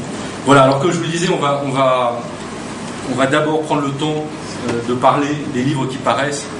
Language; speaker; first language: French; native; French